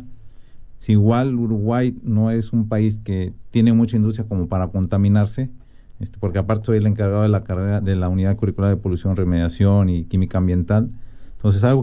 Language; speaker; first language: Spanish; native; Spanish